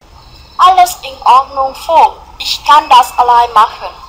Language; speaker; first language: German; non-native, learner; Vietnamese